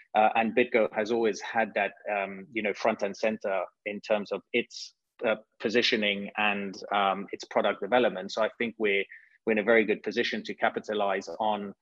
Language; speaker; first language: English; non-native, fluent; French